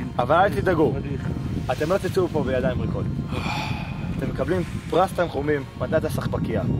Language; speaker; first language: Hebrew; native; Hebrew